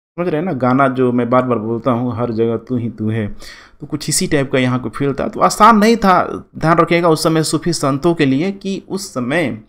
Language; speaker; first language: Hindi; native; Hindi